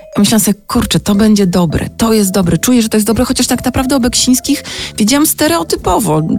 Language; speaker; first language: Polish; native; Polish